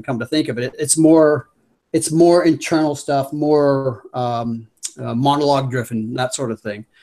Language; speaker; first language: English; native; English